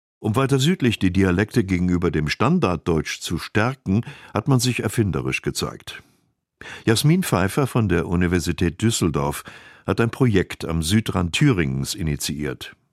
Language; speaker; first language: German; native; German